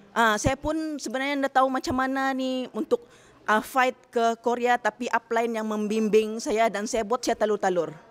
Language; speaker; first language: Malay; native; Malay